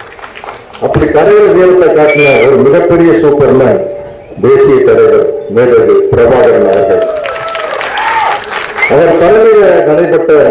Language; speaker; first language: Tamil; native; Tamil